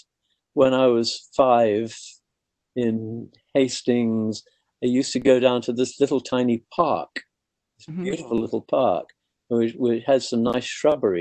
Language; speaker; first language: English; native; English